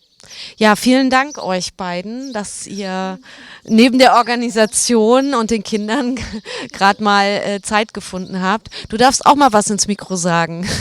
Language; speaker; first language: German; native; German